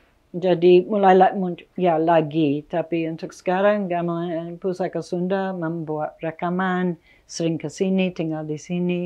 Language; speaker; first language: Indonesian; non-native, fluent; English